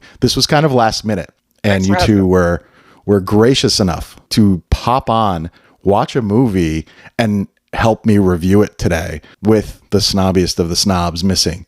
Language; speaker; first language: English; native; English